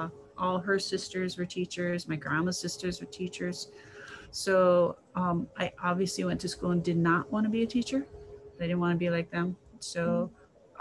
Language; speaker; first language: English; native; English